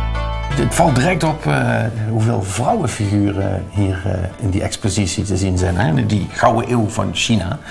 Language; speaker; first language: Dutch; native; Dutch